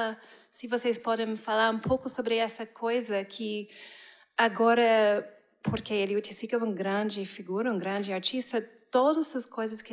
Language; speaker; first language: Portuguese; non-native, fluent; English